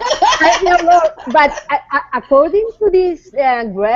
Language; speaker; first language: English; non-native, fluent; Spanish